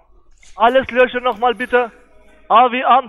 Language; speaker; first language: German; non-native, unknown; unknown